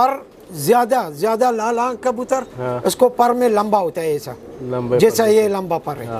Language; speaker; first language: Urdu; non-native, learner; Arabic